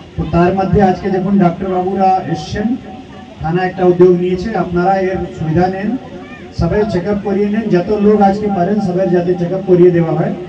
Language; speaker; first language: Bangla; non-native, local second language; Hindi